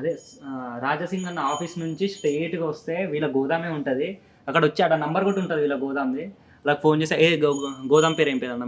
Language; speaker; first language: Telugu; native; Telugu